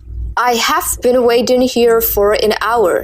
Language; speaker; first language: English; non-native, learner; Burmese